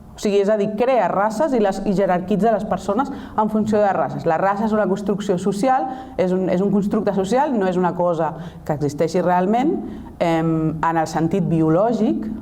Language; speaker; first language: Catalan; non-native, local second language; Spanish